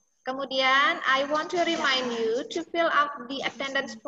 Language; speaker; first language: English; non-native, fluent; Indonesian